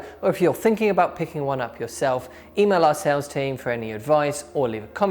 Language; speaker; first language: English; native; English